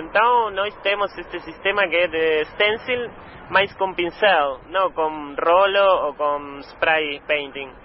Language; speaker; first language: Portuguese; non-native, learner; Spanish